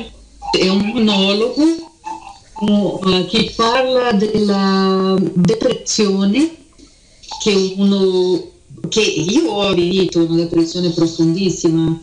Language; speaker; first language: Italian; early bilingual, heritage; Portuguese